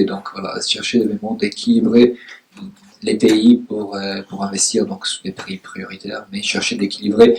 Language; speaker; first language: French; native; French